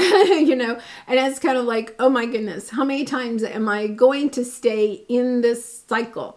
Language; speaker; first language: English; native; English